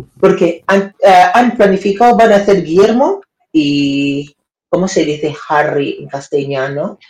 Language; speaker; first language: Spanish; non-native, learner; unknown